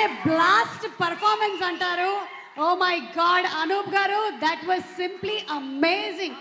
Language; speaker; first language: Telugu; native; Telugu